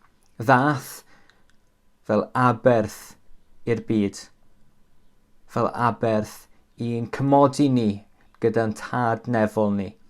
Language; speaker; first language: Welsh; native; Welsh